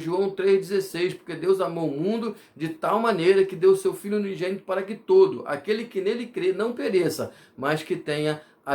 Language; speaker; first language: Portuguese; native; Portuguese